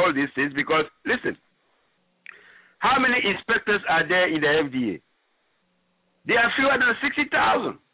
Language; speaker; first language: English; non-native, local second language; French